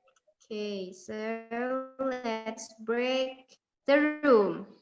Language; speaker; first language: English; non-native, fluent; Indonesian